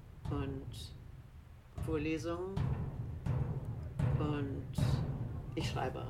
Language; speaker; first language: German; native; German